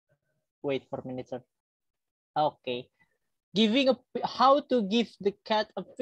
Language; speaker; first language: English; non-native, learner; Indonesian